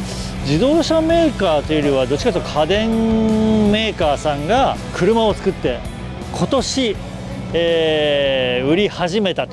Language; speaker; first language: Japanese; native; Japanese